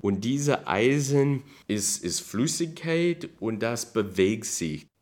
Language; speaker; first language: German; non-native, learner; English